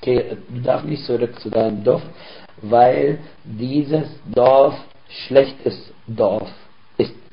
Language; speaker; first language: German; non-native, fluent; Arabic